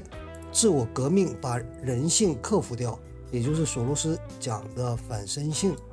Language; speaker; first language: Chinese; native; Chinese